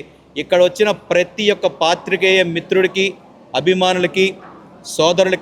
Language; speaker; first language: Telugu; native; Telugu